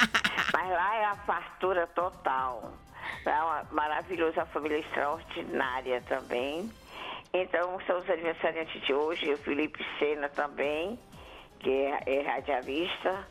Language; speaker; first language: Portuguese; native; Portuguese